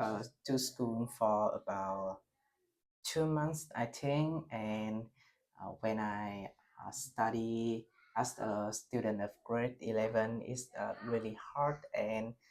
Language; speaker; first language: English; non-native, learner; Vietnamese